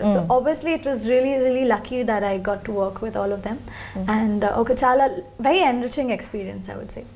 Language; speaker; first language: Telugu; non-native, local second language; Kannada